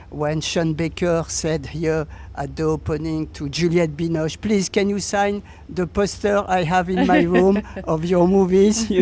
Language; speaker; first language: English; non-native, learner; French